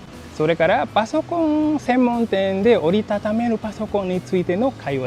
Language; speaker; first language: Japanese; non-native, fluent; Indonesian